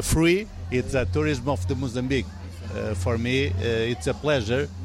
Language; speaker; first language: English; non-native, learner; Portuguese